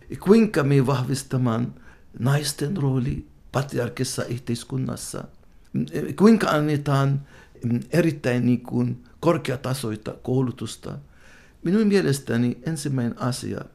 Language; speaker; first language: Finnish; non-native, fluent; Arabic